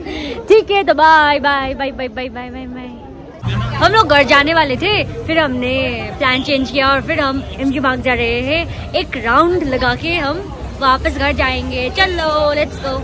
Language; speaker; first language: Hindi; non-native, local second language; Nepali